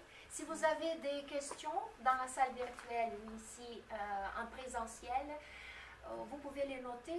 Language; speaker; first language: French; non-native, fluent; Romanian